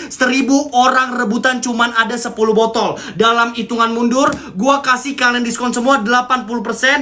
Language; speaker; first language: Indonesian; native; Indonesian